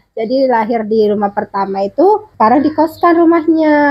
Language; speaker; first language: Indonesian; non-native, local second language; Javanese